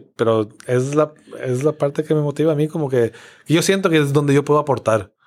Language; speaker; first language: Spanish; native; Spanish